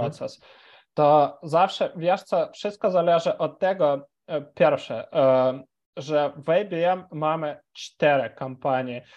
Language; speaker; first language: Polish; non-native, fluent; Ukrainian